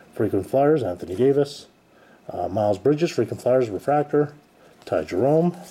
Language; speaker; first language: English; native; English